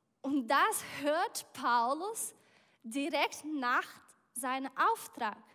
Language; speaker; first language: German; non-native, learner; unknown